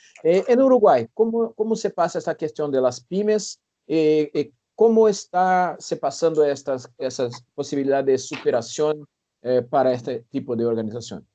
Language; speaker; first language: Spanish; non-native, fluent; Portuguese